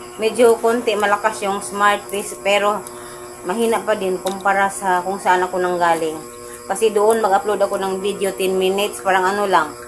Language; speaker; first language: Filipino; non-native, local second language; Cebuano